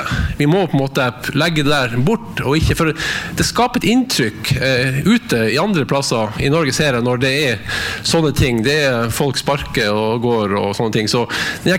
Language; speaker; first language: Norwegian; native; Norwegian